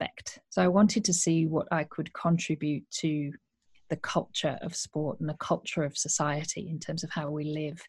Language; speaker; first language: English; native; English